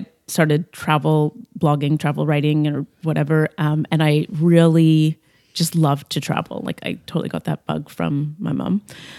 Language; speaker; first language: English; native; English